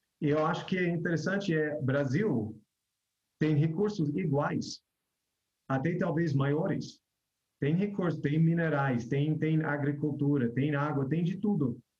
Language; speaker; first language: Portuguese; non-native, fluent; English